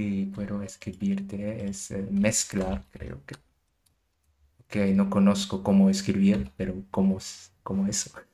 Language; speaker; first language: Spanish; non-native, learner; German